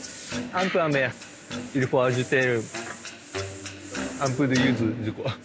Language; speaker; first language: French; non-native, learner; Japanese